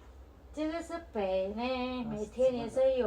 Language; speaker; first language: Chinese; non-native, learner; Indonesian